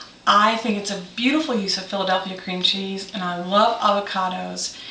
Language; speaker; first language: English; native; English